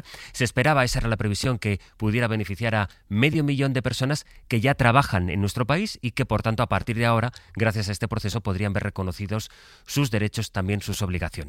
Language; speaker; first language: Spanish; native; Spanish